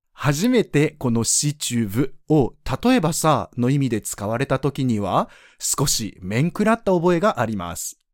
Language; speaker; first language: Japanese; native; Japanese